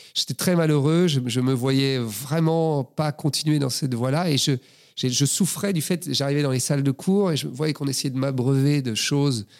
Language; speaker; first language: French; native; French